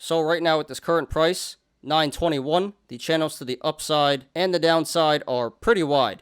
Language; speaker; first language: English; native; English